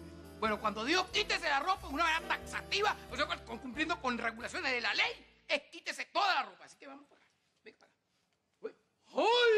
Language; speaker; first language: Spanish; native; Spanish